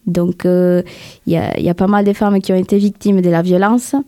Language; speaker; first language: French; non-native, fluent; Spanish